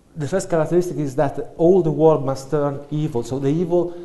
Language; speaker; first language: English; non-native, fluent; Italian